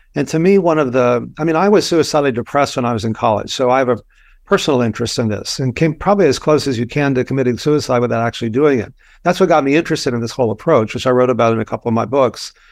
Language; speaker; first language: English; native; English